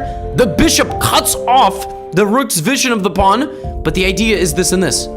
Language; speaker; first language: English; native; English